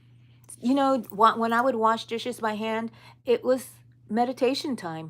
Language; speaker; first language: English; native; English